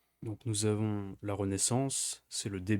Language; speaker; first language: French; native; French